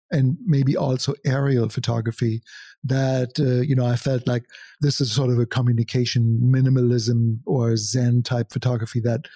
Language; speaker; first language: English; non-native, fluent; German